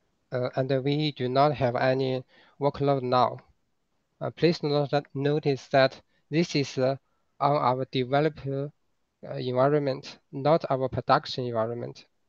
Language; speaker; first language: English; non-native, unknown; Chinese